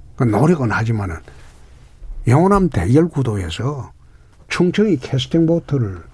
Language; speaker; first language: Korean; native; Korean